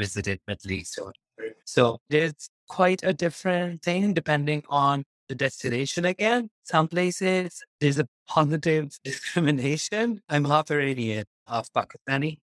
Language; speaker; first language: English; non-native, local second language; Urdu